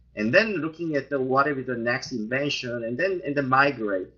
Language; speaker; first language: English; non-native, fluent; Korean